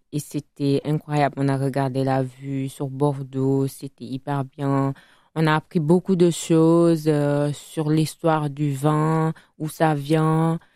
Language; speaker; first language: French; non-native, fluent; Italian